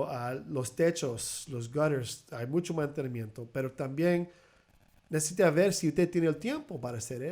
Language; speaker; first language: Spanish; early bilingual, heritage; Spanish